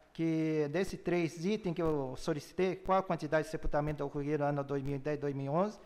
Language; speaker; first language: Portuguese; early bilingual, other home language; Chinese